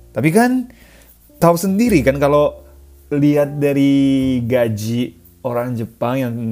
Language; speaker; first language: Indonesian; non-native, fluent; Japanese